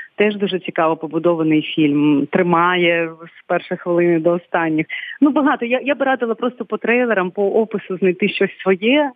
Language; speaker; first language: Ukrainian; non-native, local second language; Bulgarian